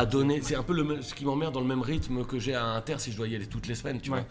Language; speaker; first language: French; native; French